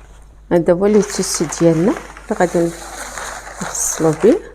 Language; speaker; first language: Arabic; native; Arabic